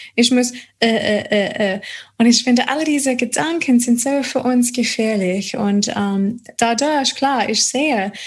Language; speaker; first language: German; non-native, fluent; English